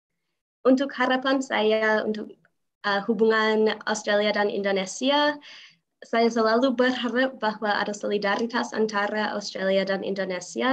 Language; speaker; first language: Indonesian; non-native, fluent; English